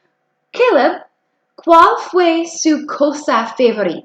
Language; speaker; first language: Spanish; non-native, fluent; English